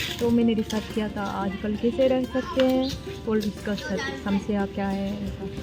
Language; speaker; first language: Hindi; non-native, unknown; Japanese